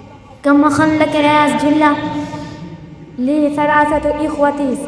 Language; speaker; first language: Arabic; non-native, learner; Urdu